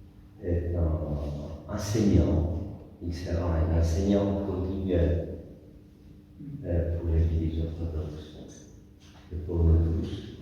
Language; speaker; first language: French; non-native, fluent; Greek